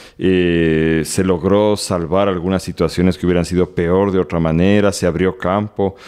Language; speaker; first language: Spanish; native; Spanish